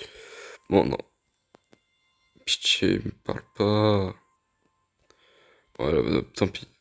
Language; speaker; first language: French; native; French